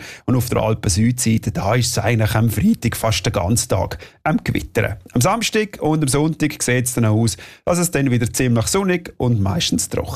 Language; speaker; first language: German; native; German